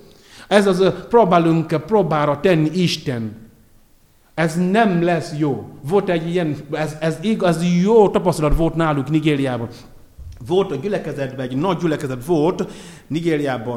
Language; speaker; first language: Hungarian; non-native, learner; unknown